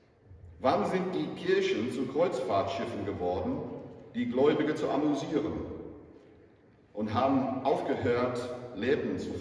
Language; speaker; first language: German; non-native, fluent; English